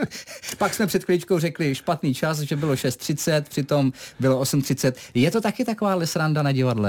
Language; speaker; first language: Czech; native; Czech